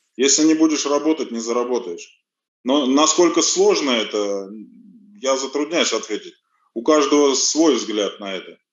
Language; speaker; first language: Russian; early bilingual, other home language; Armenian